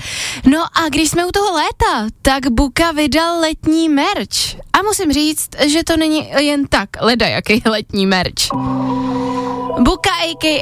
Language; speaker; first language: Czech; native; Czech